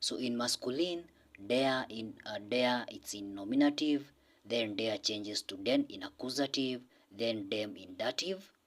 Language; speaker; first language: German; non-native, learner; English